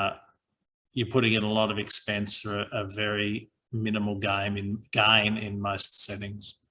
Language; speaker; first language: English; native; English